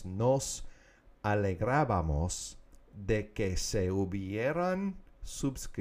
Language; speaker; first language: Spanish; non-native, fluent; English